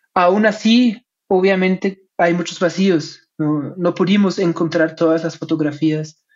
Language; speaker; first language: Spanish; non-native, fluent; German